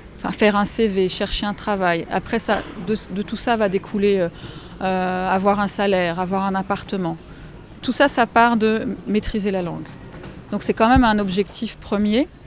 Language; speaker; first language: French; native; French